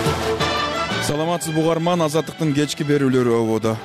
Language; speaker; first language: Kyrgyz; native; Kyrgyz